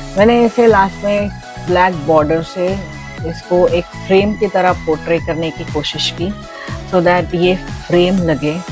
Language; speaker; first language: Hindi; non-native, local second language; Marathi